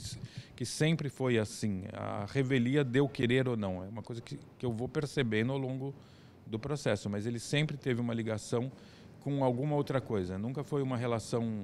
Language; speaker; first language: Portuguese; native; Portuguese